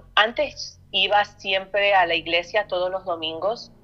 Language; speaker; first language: Spanish; early bilingual, heritage; Spanish